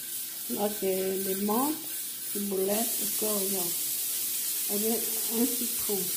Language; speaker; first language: French; non-native, learner; Hmong